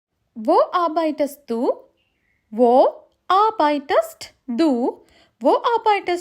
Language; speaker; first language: German; non-native, learner; Sinhala